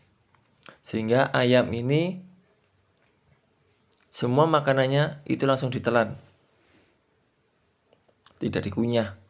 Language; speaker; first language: Indonesian; native; Indonesian